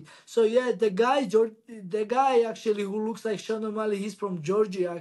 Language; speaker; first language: English; non-native, learner; Georgian